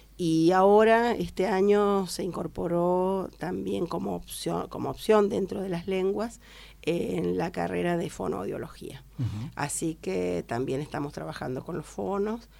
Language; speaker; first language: Spanish; native; Spanish